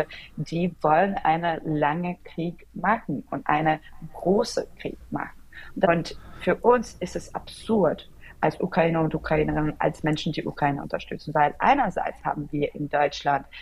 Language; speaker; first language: German; non-native, fluent; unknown